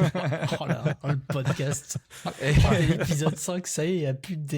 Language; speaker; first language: French; native; French